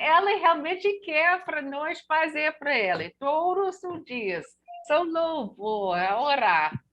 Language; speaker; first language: Portuguese; non-native, learner; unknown